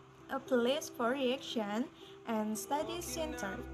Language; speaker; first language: English; non-native, learner; Indonesian